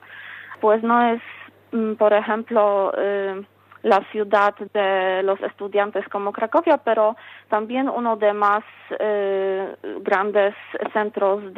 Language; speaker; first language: Spanish; non-native, fluent; Polish